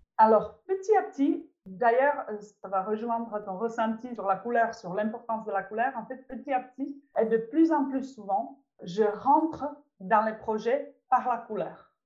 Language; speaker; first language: French; non-native, fluent; Czech